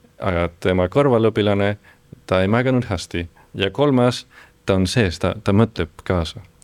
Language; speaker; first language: Estonian; non-native, fluent; Spanish